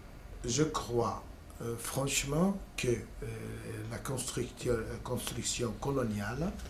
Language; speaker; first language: French; non-native, learner; Spanish